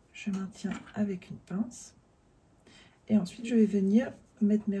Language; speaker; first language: French; native; French